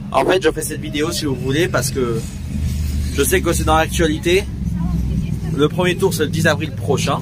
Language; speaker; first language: French; native; French